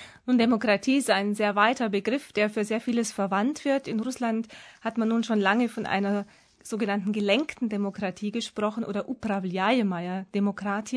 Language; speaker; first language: German; native; German